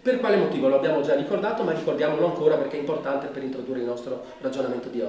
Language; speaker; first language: Italian; native; Italian